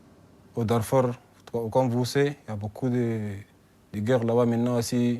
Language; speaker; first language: French; non-native, learner; Arabic